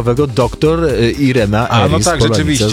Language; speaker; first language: Polish; native; Polish